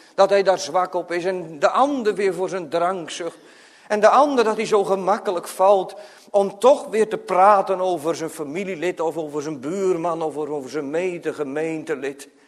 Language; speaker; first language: Dutch; native; Dutch